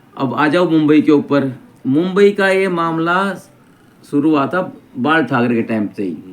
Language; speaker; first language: Hindi; native; Hindi